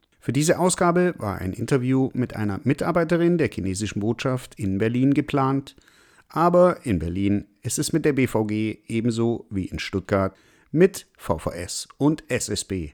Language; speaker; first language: German; native; German